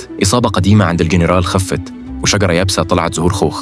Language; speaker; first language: Arabic; native; Arabic